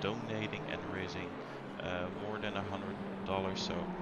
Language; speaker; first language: English; non-native, fluent; Dutch